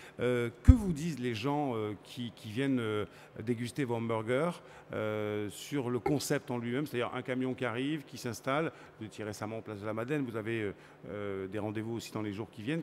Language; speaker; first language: French; native; French